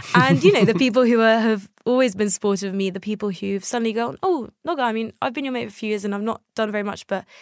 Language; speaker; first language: English; native; English